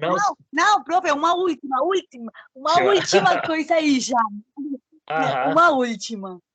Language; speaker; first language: Portuguese; non-native, learner; Spanish